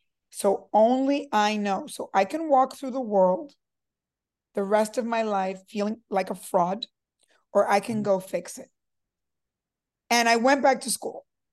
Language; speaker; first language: English; early bilingual, other home language; Spanish